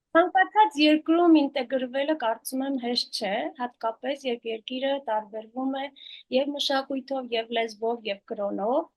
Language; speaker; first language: Armenian; native; Armenian